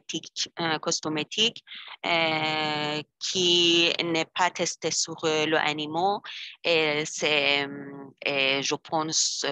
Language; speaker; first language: French; non-native, learner; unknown